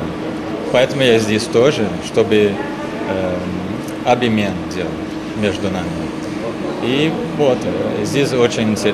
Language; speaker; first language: Russian; non-native, learner; Portuguese